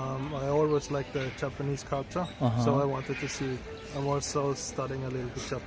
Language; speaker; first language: English; non-native, fluent; German